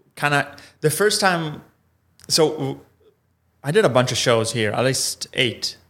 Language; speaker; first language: English; non-native, fluent; Italian